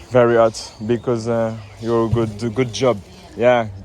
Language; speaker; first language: English; non-native, learner; French